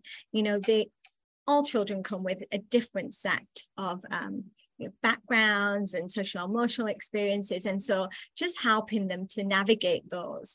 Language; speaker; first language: English; native; English